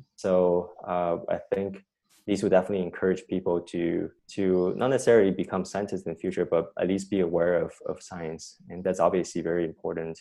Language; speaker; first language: English; non-native, fluent; Chinese